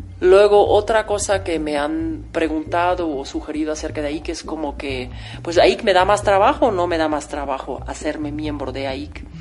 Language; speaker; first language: Spanish; non-native, fluent; German